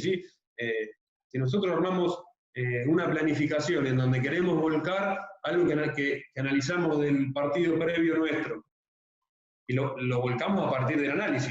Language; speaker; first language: Spanish; native; Spanish